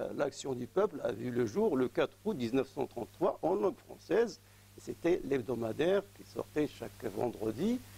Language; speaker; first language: French; non-native, local second language; Arabic